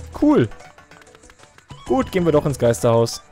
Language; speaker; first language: German; native; German